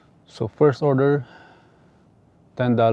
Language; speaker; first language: English; non-native, local second language; Filipino